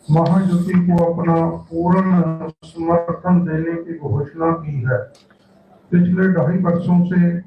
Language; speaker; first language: Hindi; non-native, local second language; Punjabi